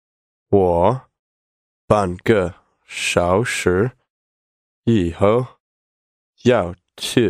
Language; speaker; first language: Chinese; non-native, learner; English